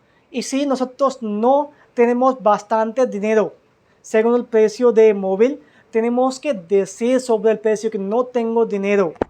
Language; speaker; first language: Spanish; non-native, learner; Hindi